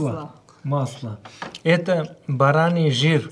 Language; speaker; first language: Russian; non-native, local second language; Uzbek